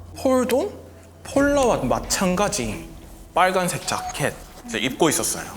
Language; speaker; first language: Korean; non-native, fluent; English